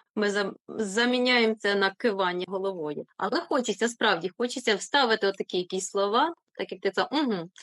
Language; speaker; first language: Ukrainian; native; Ukrainian